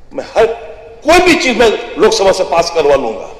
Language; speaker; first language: Hindi; non-native, local second language; Bangla